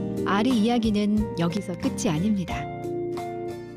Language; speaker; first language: Korean; native; Korean